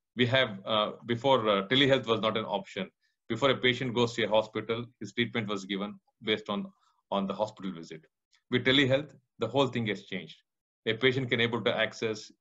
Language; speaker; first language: English; non-native, local second language; Kannada